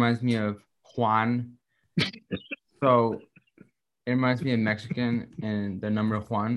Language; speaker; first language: English; non-native, fluent; Spanish